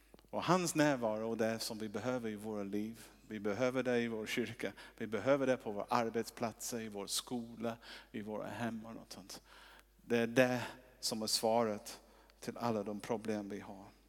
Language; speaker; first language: Swedish; non-native, fluent; English